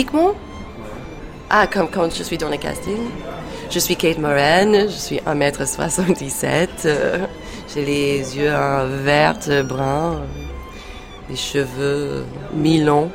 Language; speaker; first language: French; non-native, fluent; English